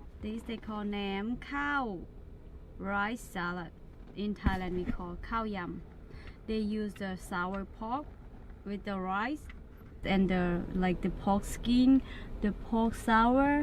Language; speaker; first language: English; non-native, learner; Thai